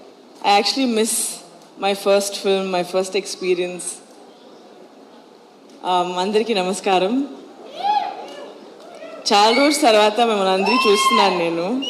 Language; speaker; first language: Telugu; non-native, local second language; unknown